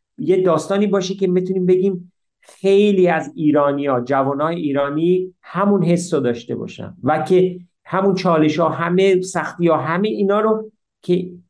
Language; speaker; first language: Persian; early bilingual, heritage; English